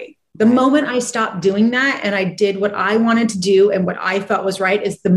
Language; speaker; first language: English; native; English